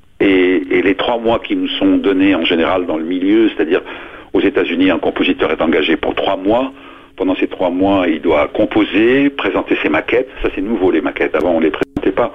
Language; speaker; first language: French; non-native, local second language; Arabic